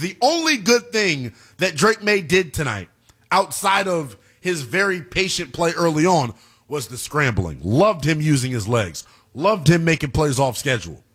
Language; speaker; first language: English; native; English